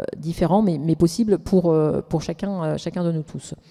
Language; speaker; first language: French; native; French